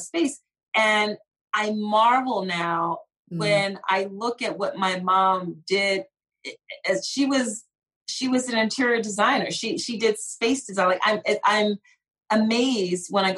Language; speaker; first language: English; native; English